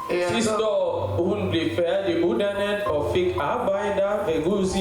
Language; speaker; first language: Danish; non-native, fluent; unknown